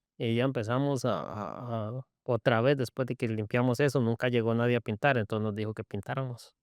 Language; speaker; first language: Spanish; native; Spanish